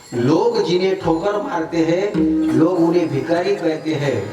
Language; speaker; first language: Hindi; non-native, local second language; Marathi